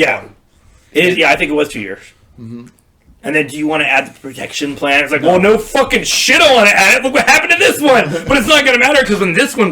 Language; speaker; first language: English; native; English